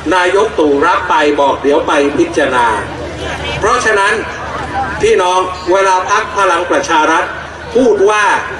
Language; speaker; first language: Thai; native; Thai